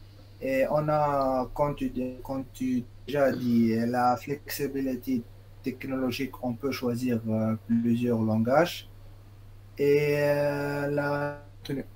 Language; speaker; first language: French; non-native, local second language; Arabic